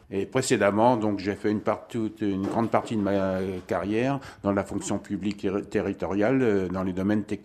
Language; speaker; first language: French; native; French